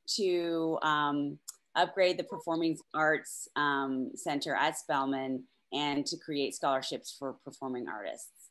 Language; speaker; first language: English; native; English